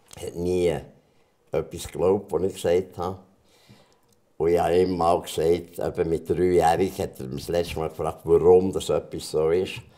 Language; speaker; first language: German; native; German